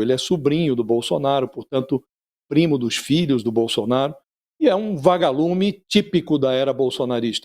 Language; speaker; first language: Portuguese; native; Portuguese